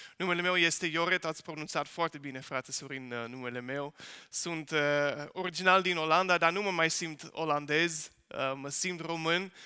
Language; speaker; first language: Romanian; non-native, fluent; Dutch